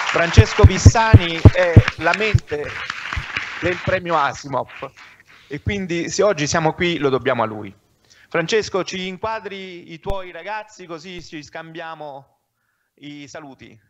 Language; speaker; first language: Italian; native; Italian